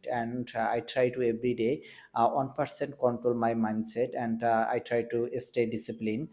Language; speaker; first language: English; non-native, learner; Bangla